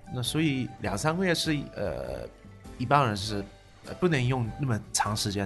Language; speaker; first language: Chinese; non-native, fluent; Japanese